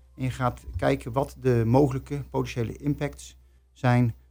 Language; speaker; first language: English; non-native, fluent; Dutch